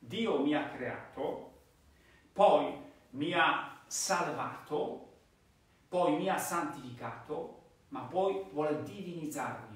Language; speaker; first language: Italian; non-native, fluent; Polish